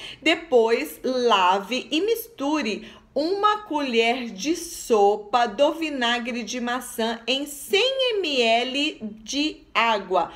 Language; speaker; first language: Portuguese; native; Portuguese